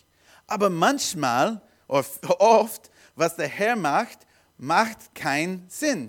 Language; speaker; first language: German; non-native, learner; English